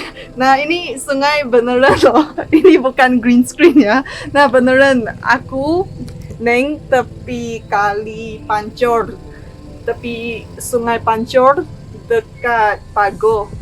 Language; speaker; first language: Indonesian; non-native, fluent; Chinese